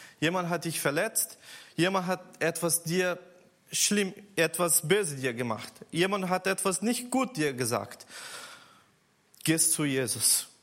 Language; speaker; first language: German; non-native, learner; Portuguese